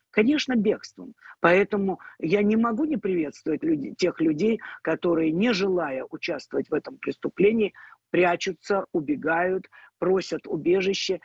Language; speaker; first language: Russian; non-native, local second language; Ukrainian